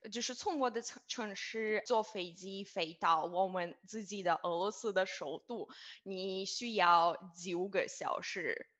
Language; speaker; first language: Chinese; non-native, fluent; Russian